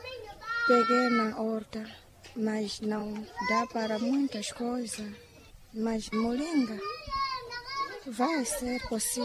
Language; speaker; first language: Portuguese; non-native, local second language; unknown